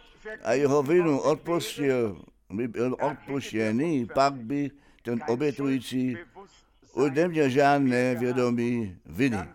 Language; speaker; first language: Czech; non-native, fluent; German